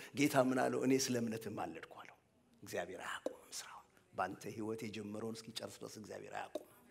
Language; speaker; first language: Amharic; native; Amharic